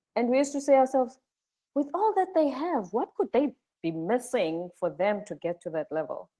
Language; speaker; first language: English; non-native, local second language; Zulu